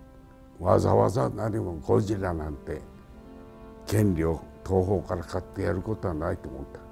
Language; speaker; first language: Japanese; native; Japanese